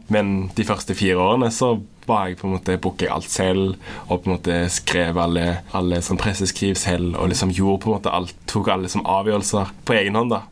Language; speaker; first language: Norwegian; native; Norwegian